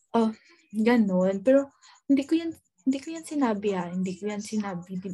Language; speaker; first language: Filipino; non-native, local second language; Hiligaynon